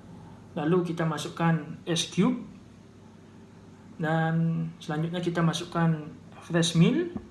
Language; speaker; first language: Indonesian; native; Indonesian